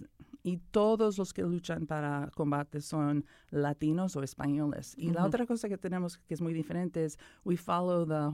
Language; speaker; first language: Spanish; early bilingual, heritage; Spanish